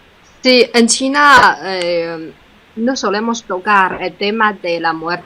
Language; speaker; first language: Spanish; non-native, fluent; Chinese